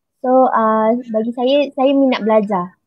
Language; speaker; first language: Malay; native; Malay